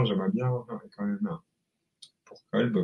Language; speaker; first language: French; native; French